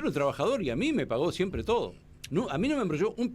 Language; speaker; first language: Spanish; native; Spanish